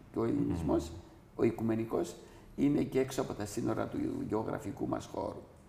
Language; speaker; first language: Greek; non-native, local second language; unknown